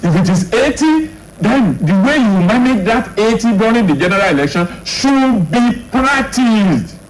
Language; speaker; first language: English; non-native, local second language; Yoruba